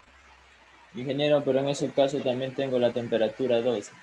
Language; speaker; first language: Spanish; native; Spanish